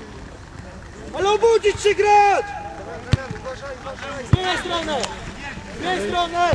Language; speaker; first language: Polish; native; Polish